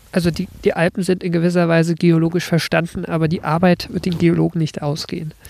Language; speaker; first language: German; native; German